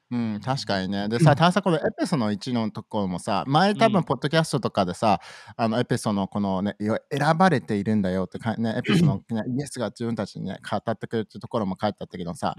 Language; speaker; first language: Japanese; native; Japanese